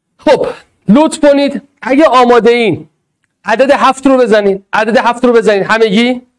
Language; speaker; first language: Persian; non-native, local second language; Arabic